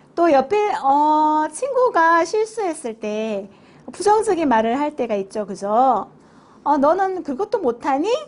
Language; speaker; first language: Korean; native; Korean